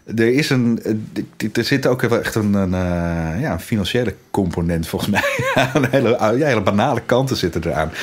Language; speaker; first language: Dutch; native; Dutch